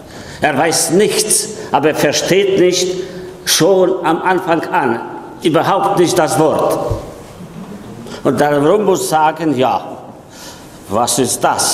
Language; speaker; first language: German; non-native, fluent; Polish